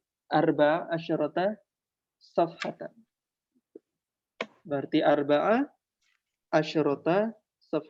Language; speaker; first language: Arabic; non-native, fluent; Indonesian